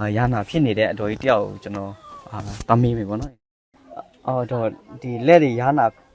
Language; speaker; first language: Burmese; non-native, local second language; Western Kayah